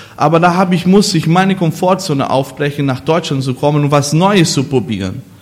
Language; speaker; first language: German; non-native, learner; Portuguese